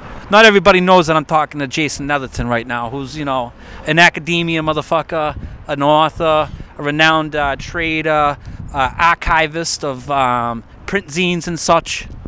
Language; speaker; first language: English; native; English